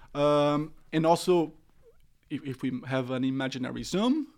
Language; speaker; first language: English; non-native, fluent; Portuguese